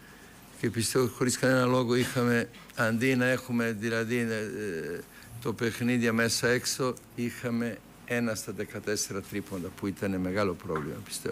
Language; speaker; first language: Greek; non-native, fluent; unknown